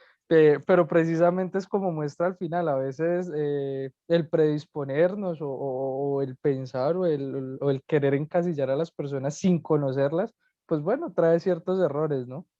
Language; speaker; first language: Spanish; native; Spanish